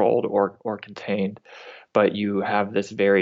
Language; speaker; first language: English; native; English